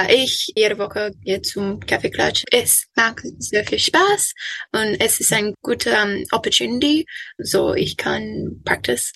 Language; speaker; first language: German; non-native, learner; English